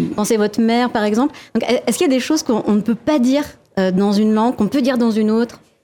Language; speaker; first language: French; native; French